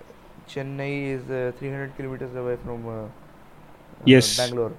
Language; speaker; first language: English; non-native, local second language; Hindi